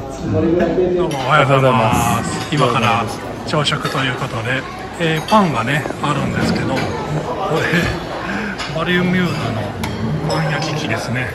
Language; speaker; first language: Japanese; native; Japanese